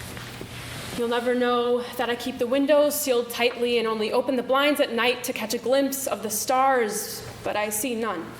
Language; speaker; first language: English; native; English